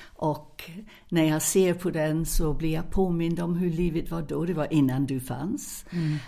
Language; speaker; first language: Swedish; non-native, fluent; English